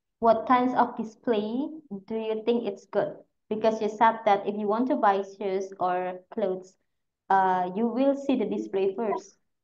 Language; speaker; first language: English; non-native, fluent; Indonesian